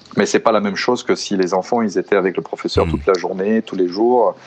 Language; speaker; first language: French; non-native, fluent; Portuguese